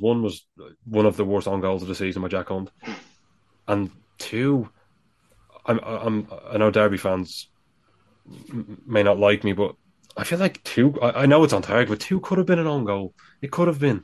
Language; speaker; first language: English; native; English